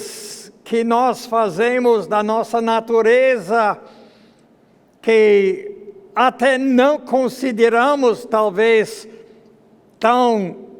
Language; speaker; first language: Portuguese; non-native, fluent; English